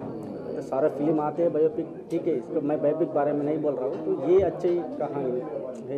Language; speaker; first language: Hindi; non-native, local second language; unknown